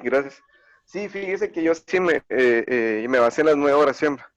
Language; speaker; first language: Spanish; native; Spanish